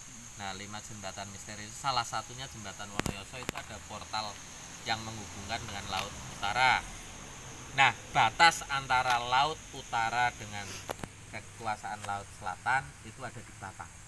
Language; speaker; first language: Indonesian; native; Indonesian